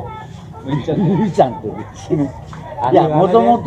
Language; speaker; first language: Japanese; native; Japanese